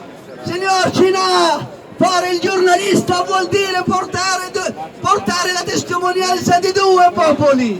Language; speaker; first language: Italian; non-native, local second language; Arabic